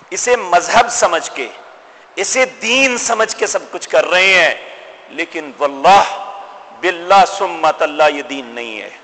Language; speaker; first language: Urdu; non-native, local second language; Punjabi